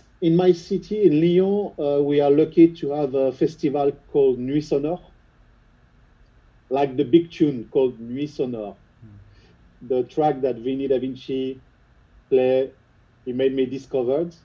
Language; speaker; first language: English; non-native, fluent; French